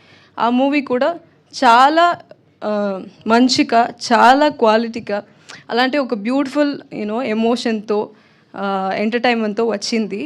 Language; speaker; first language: Telugu; non-native, learner; Tamil